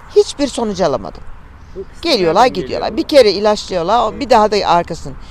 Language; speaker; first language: Turkish; native; Turkish